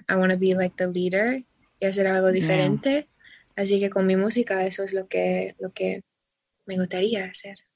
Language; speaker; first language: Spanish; non-native, learner; English